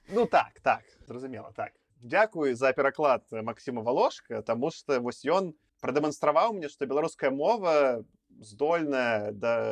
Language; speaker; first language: Belarusian; non-native, local second language; Russian